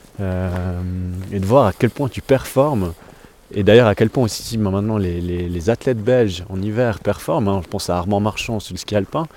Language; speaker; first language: French; native; French